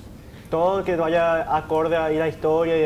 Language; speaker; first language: Spanish; native; Spanish